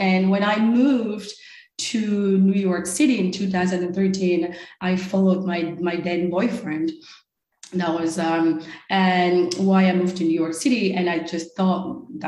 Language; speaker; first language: English; non-native, fluent; French